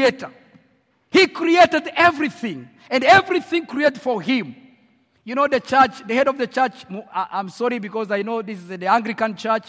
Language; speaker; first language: English; non-native, local second language; Kinyarwanda